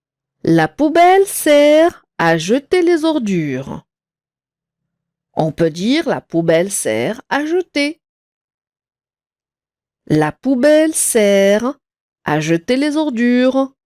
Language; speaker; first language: French; non-native, local second language; Arabic